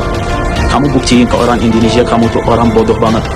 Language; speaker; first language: Indonesian; non-native, fluent; Arabic